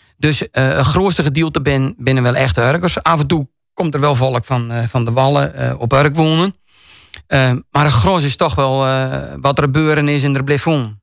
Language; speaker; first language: Dutch; native; Dutch